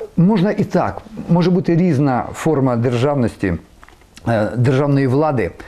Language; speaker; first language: Ukrainian; native; Ukrainian